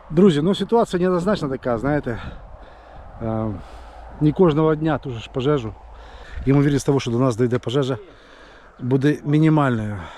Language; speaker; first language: Ukrainian; non-native, local second language; Russian